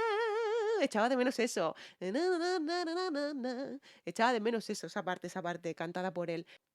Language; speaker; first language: Spanish; native; Spanish